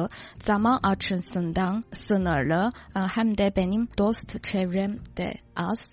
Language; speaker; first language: Turkish; non-native, fluent; Chinese